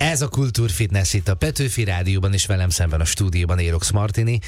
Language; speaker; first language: Hungarian; native; Hungarian